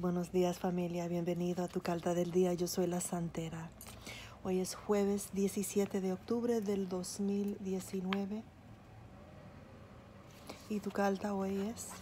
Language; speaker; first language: Spanish; early bilingual, heritage; Spanish